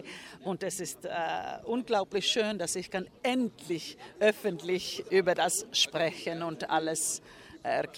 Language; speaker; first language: German; non-native, fluent; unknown